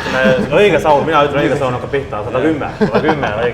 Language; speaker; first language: Estonian; native; Estonian